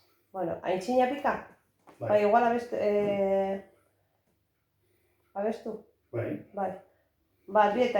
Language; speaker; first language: Basque; non-native, local second language; Spanish